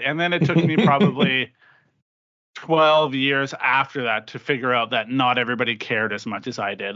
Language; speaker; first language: English; native; English